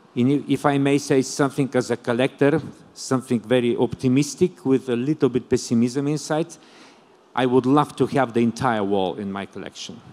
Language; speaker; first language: English; non-native, fluent; Bulgarian